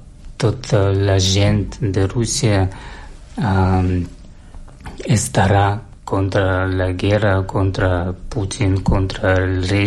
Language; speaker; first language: Catalan; non-native, learner; Russian